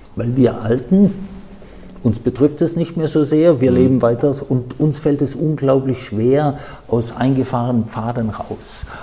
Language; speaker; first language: German; native; German